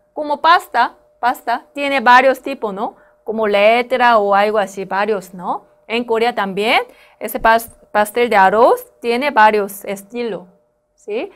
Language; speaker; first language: Spanish; non-native, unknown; Korean